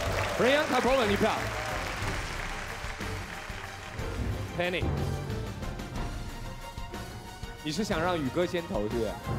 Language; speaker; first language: Chinese; native; Chinese